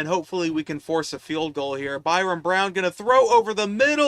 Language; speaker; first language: English; native; English